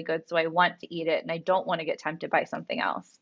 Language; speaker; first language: English; native; English